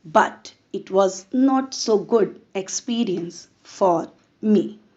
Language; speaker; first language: English; non-native, local second language; Punjabi